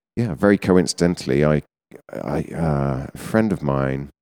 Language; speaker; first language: English; native; English